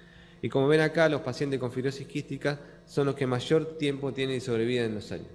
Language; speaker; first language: Spanish; native; Spanish